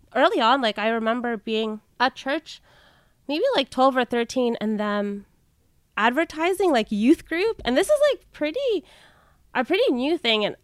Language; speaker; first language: English; early bilingual, other home language; Filipino